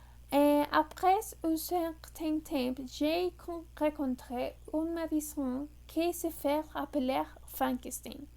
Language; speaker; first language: French; non-native, learner; Spanish